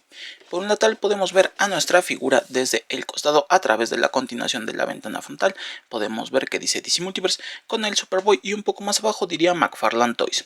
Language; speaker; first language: Spanish; native; Spanish